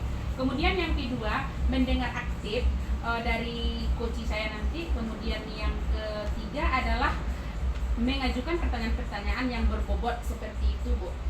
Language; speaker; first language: Indonesian; native; Indonesian